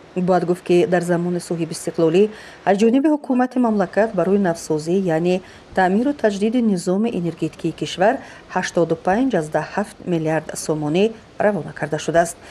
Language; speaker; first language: Tajik; non-native, local second language; Shughni